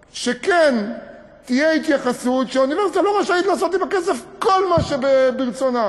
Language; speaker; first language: Hebrew; native; Hebrew